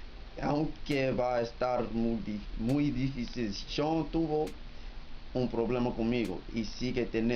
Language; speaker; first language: Spanish; non-native, learner; English